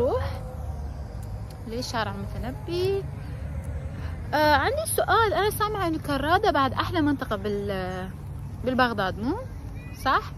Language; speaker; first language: Arabic; non-native, fluent; Persian